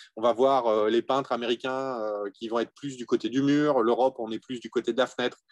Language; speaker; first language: French; native; French